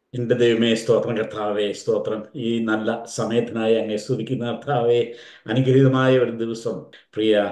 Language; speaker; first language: Malayalam; native; Malayalam